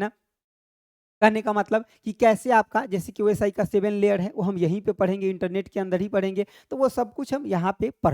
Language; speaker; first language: Hindi; native; Hindi